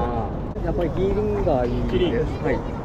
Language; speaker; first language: Japanese; non-native, learner; Korean